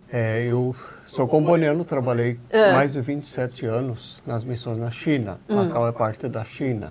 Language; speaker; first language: Portuguese; native; Portuguese